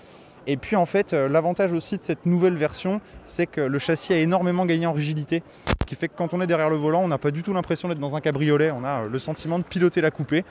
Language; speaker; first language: French; native; French